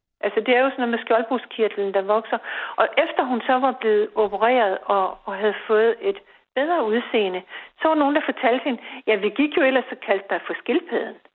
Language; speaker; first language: Danish; native; Danish